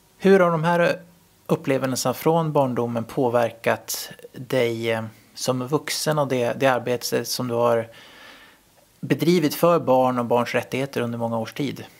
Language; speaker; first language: Swedish; native; Swedish